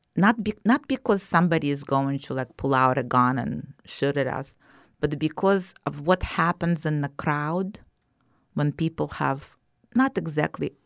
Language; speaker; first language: English; non-native, fluent; Russian